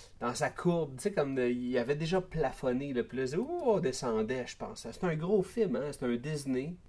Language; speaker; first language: French; native; French